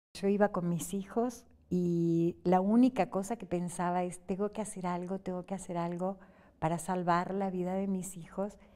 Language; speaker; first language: Spanish; native; Spanish